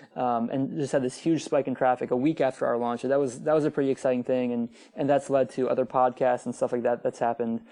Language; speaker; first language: English; native; English